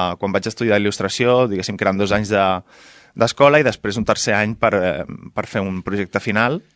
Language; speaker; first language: Catalan; non-native, local second language; Spanish